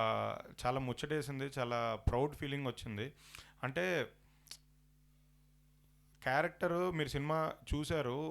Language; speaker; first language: Telugu; native; Telugu